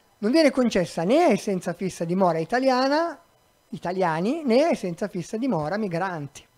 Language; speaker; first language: Italian; native; Italian